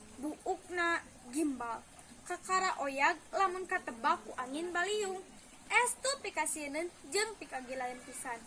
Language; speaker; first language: Sundanese; native; Sundanese